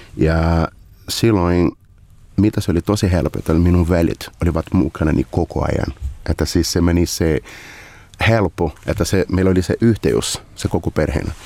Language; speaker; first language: Finnish; non-native, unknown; Portuguese